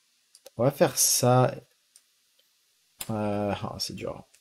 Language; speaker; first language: French; native; French